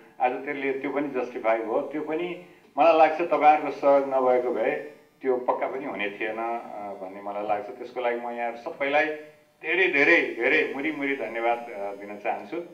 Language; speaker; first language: Nepali; native; Nepali